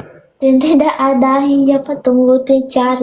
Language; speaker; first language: Indonesian; non-native, learner; Vietnamese